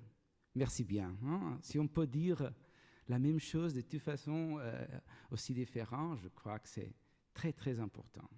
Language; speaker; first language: French; non-native, learner; Portuguese